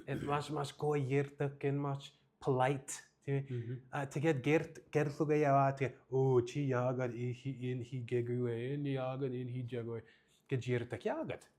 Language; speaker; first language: Mongolian; early bilingual, heritage; English